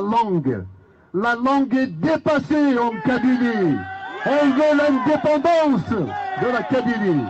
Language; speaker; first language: French; non-native, local second language; Kabyle